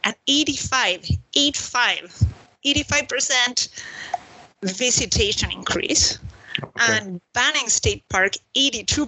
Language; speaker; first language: English; non-native, fluent; Spanish